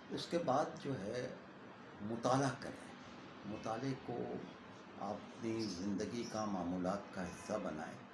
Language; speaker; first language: Urdu; native; Urdu